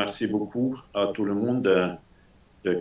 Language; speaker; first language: French; non-native, fluent; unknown